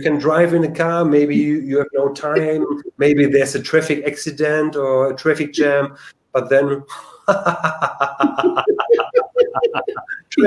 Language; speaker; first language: English; non-native, learner; German